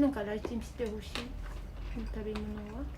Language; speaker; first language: Japanese; non-native, fluent; Vietnamese